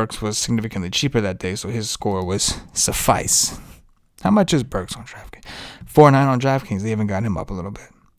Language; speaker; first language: English; native; English